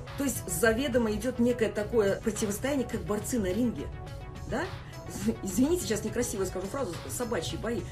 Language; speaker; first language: Russian; native; Russian